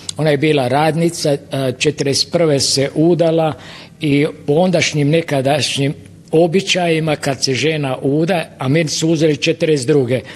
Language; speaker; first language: Croatian; native; Croatian